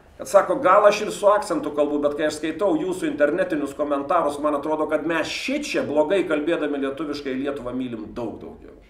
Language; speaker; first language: Lithuanian; native; Lithuanian